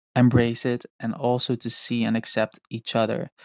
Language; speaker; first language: English; non-native, fluent; Dutch